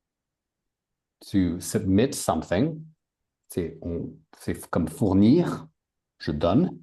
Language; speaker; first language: French; native; French